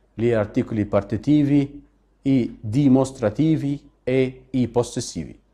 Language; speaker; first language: Italian; non-native, fluent; Arabic